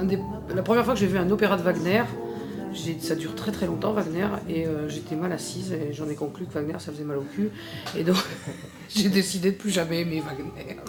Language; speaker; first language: French; native; French